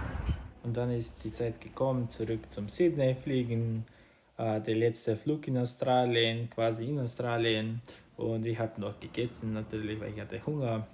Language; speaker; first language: German; non-native, fluent; Croatian